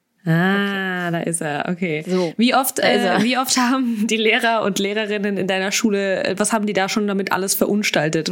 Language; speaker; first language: German; early bilingual, other home language; Russian